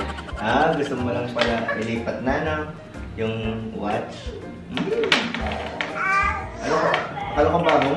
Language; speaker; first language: Filipino; native; Filipino